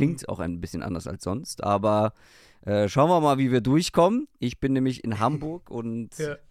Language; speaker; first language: German; native; German